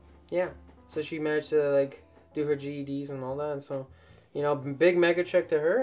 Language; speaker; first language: English; early bilingual, other home language; Spanish